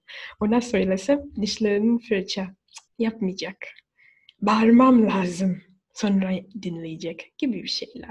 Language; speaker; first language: Turkish; non-native, fluent; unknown